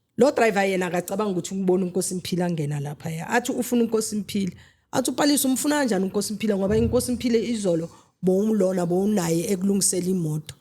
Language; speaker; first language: Zulu; native; Zulu